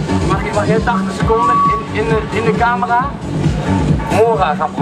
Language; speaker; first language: Dutch; native; Dutch